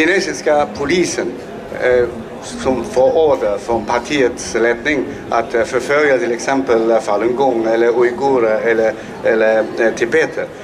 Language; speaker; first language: Swedish; non-native, fluent; Chinese